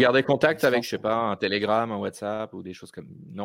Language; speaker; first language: French; native; French